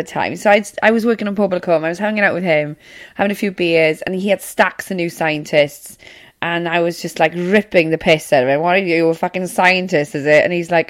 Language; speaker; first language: English; non-native, local second language; Welsh